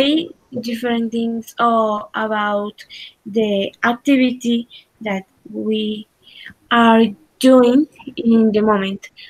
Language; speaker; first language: English; non-native, learner; Spanish